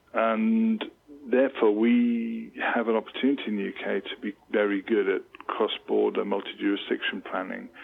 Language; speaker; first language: English; native; English